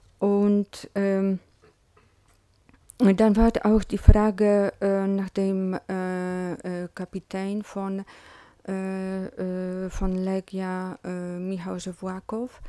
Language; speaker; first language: German; non-native, fluent; Polish